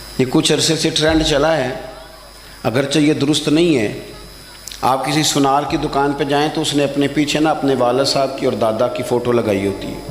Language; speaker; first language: Urdu; non-native, local second language; Punjabi